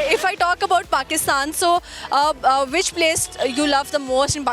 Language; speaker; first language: English; non-native, local second language; Urdu